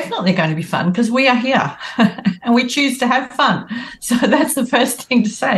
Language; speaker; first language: English; native; English